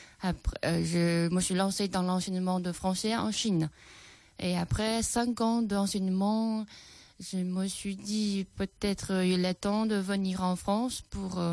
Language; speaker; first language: French; non-native, fluent; Chinese